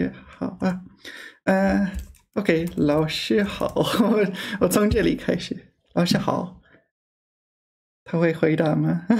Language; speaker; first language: Chinese; non-native, learner; English